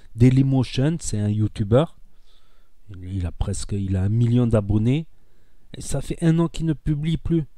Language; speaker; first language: French; native; French